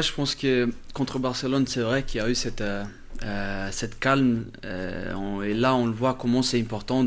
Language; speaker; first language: French; non-native, fluent; Portuguese